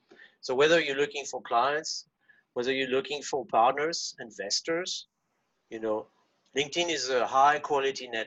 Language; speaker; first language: English; non-native, fluent; French